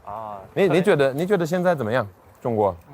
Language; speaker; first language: Chinese; non-native, fluent; English